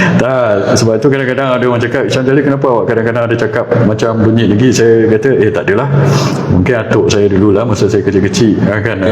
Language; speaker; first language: Malay; native; Malay